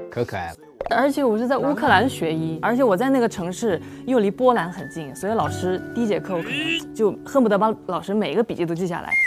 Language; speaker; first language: Chinese; native; Chinese